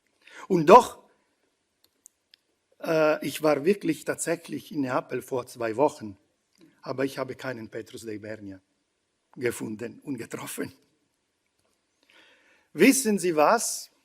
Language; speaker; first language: German; non-native, fluent; Italian